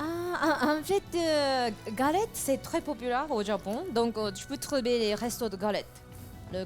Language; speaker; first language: French; non-native, fluent; Japanese